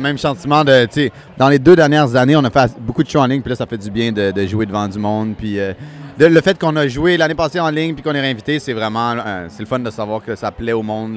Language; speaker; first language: French; native; French